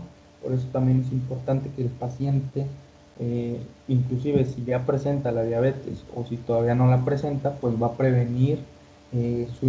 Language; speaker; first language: Spanish; native; Spanish